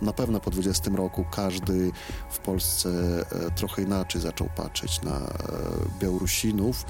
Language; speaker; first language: Polish; non-native, fluent; Belarusian